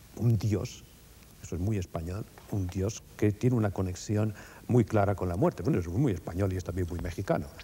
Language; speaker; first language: Spanish; native; Spanish